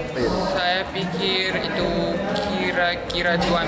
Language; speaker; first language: Indonesian; non-native, learner; Russian